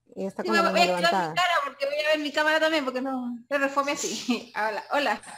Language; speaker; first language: Spanish; native; Spanish